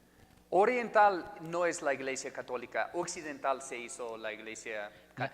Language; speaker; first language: Spanish; non-native, fluent; English